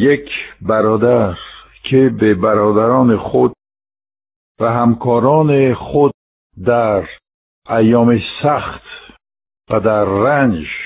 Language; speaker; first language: Persian; non-native, fluent; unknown